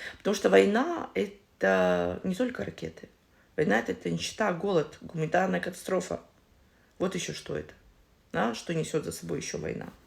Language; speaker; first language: Russian; native; Russian